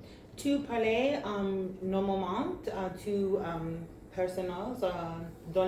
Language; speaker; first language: French; non-native, learner; English